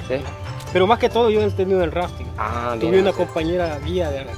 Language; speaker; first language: Spanish; native; Spanish